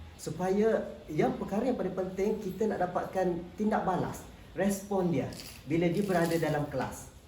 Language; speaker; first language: Malay; native; Malay